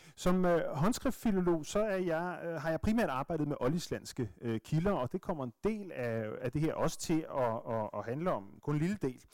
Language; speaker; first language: Danish; native; Danish